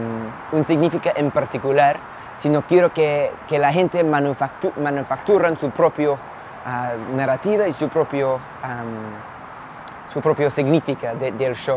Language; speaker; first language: Spanish; non-native, fluent; English